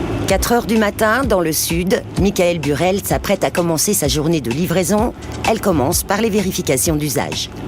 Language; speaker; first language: French; native; French